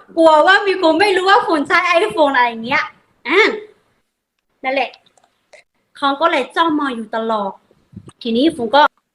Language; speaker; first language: Thai; non-native, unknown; Burmese